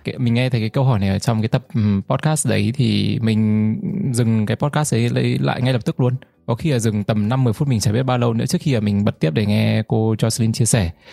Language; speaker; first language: Vietnamese; native; Vietnamese